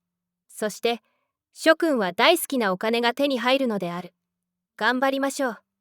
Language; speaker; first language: Japanese; native; Japanese